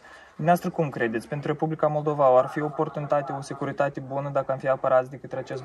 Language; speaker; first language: Romanian; native; Romanian